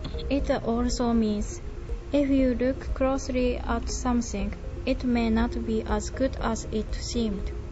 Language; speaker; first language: English; non-native, fluent; Japanese